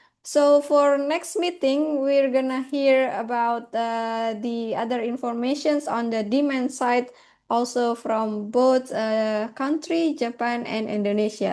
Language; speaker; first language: English; non-native, fluent; Indonesian